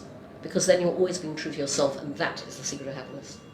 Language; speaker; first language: English; native; English